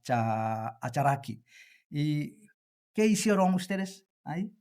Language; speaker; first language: Spanish; non-native, learner; Indonesian